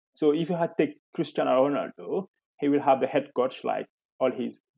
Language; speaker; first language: English; non-native, fluent; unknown